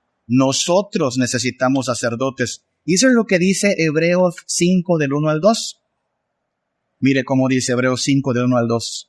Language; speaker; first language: Spanish; native; Spanish